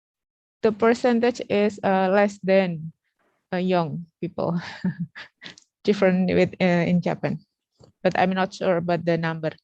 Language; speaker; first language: English; non-native, learner; Indonesian